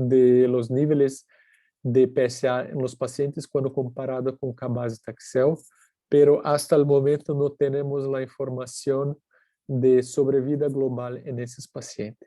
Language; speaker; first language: Spanish; non-native, fluent; Portuguese